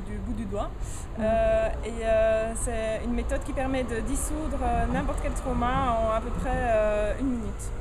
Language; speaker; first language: French; native; French